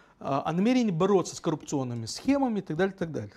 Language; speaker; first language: Russian; native; Russian